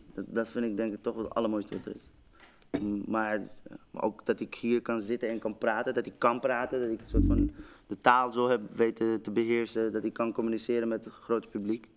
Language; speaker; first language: Dutch; early bilingual, other home language; Persian